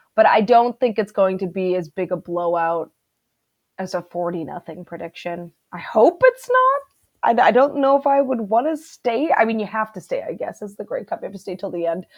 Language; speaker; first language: English; native; English